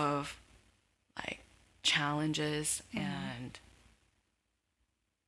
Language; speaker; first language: English; early bilingual, other home language; Korean